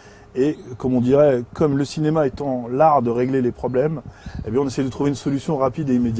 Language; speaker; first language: French; native; French